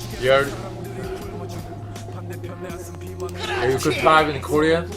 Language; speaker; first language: English; non-native, learner; Korean